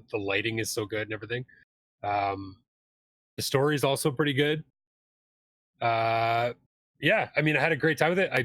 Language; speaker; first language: English; native; English